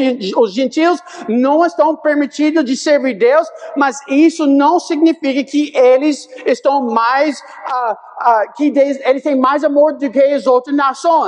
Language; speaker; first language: Portuguese; non-native, fluent; English